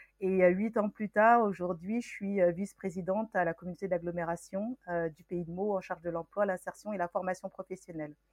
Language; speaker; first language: French; early bilingual, other home language; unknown